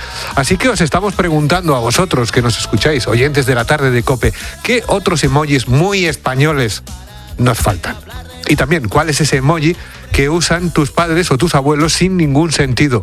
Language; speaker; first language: Spanish; native; Spanish